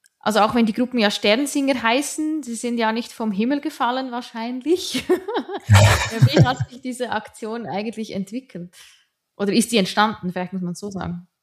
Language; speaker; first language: German; native; German